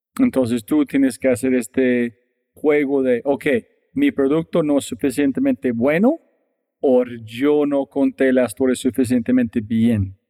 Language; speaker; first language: Spanish; non-native, fluent; English